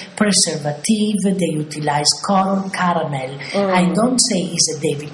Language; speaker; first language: English; non-native, fluent; Italian